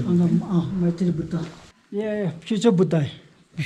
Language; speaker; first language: Hindi; non-native, learner; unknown